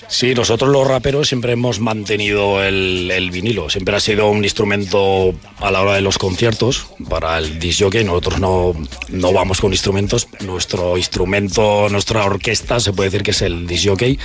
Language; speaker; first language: Spanish; native; Spanish